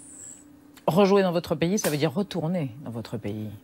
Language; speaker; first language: French; native; French